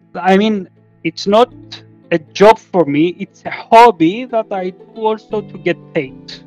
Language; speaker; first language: English; non-native, fluent; Greek